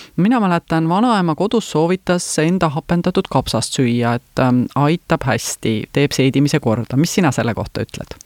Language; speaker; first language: Estonian; native; Estonian